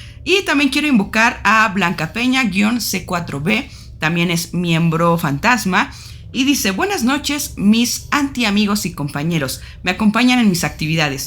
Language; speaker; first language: Spanish; native; Spanish